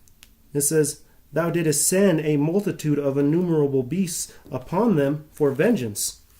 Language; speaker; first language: English; native; English